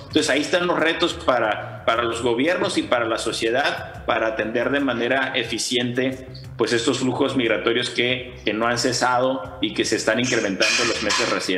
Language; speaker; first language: Spanish; native; Spanish